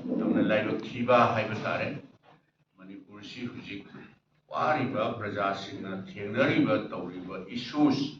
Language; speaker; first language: Manipuri; native; Manipuri